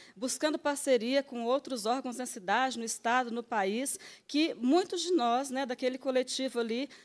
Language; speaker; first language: Portuguese; native; Portuguese